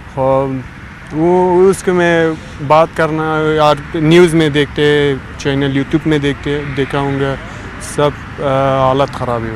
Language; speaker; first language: Hindi; non-native, learner; Persian